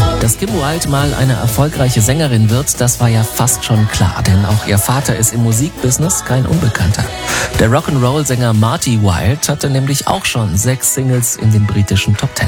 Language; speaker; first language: German; native; German